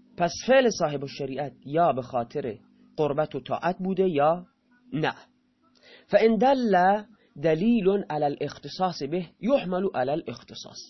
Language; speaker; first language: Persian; non-native, local second language; Baluchi